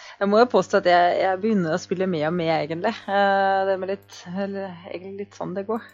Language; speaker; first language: Norwegian; non-native, fluent; German